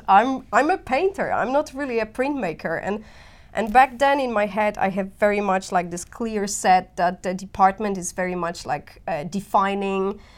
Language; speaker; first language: English; non-native, fluent; Polish